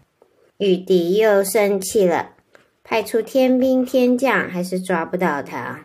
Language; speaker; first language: Chinese; native; Chinese